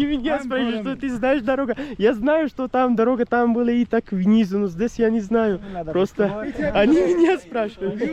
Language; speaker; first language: Russian; non-native, learner; Urdu